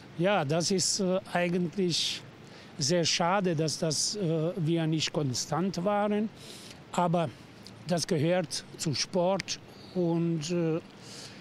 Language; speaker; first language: German; non-native, fluent; Serbian